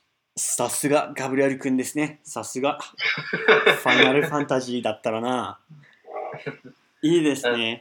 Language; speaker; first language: Japanese; non-native, fluent; English